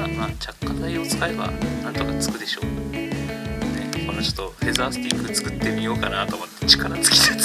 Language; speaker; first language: Japanese; native; Japanese